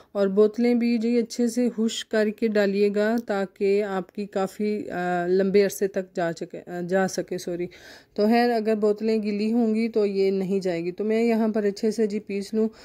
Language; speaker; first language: Urdu; non-native, local second language; Punjabi